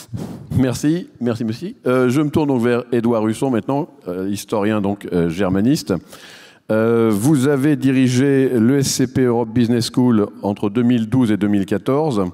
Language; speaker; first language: French; native; French